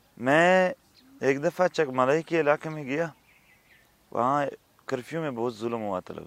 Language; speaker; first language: Urdu; non-native, local second language; Pashto